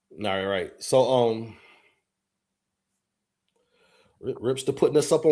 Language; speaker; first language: English; native; English